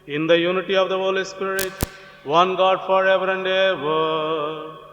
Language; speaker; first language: English; non-native, local second language; Gujarati